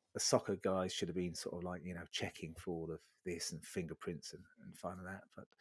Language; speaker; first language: English; native; English